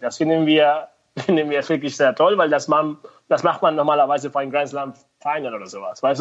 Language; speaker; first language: German; non-native, fluent; Spanish